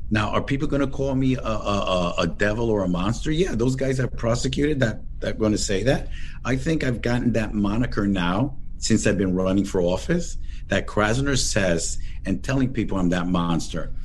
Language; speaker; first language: English; early bilingual, other home language; Spanish